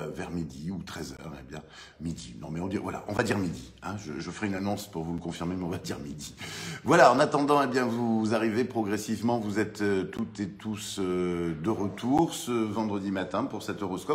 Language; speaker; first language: French; native; French